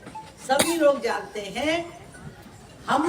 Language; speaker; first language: Hindi; non-native, local second language; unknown